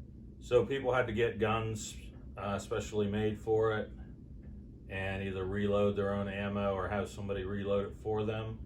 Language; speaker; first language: English; native; English